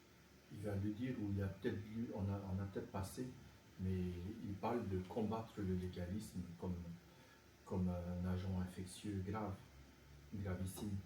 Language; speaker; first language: French; native; French